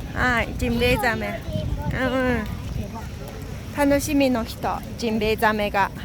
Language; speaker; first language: Japanese; non-native, learner; Mongolian